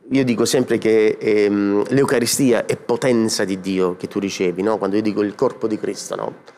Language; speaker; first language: Italian; native; Italian